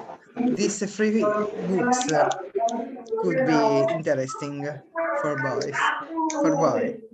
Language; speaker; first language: English; non-native, learner; Italian